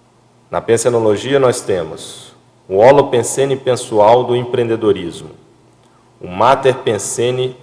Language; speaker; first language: Portuguese; native; Portuguese